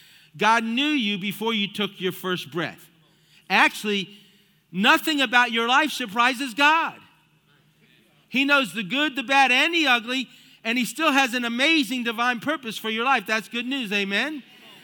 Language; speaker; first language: English; native; English